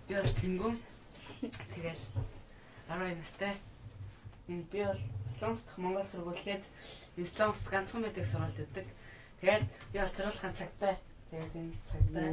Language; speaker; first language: Mongolian; early bilingual, heritage; Mongolian